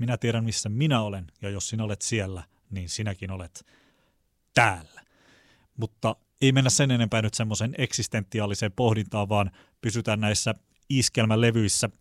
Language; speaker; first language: Finnish; native; Finnish